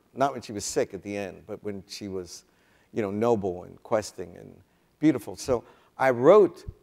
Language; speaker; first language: English; native; English